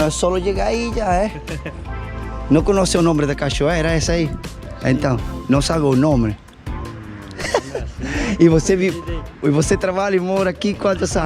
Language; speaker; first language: Portuguese; non-native, fluent; Spanish